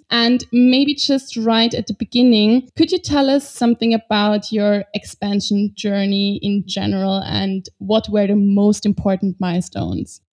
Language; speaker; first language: English; non-native, fluent; German